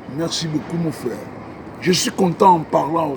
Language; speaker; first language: French; non-native, learner; Portuguese